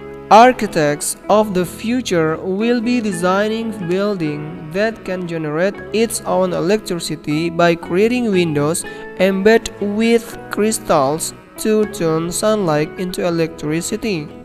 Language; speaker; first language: English; non-native, fluent; Indonesian